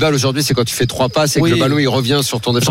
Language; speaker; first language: French; native; French